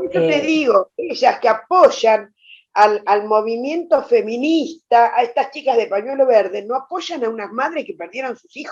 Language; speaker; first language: Spanish; native; Spanish